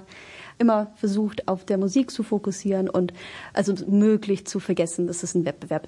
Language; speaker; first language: German; non-native, fluent; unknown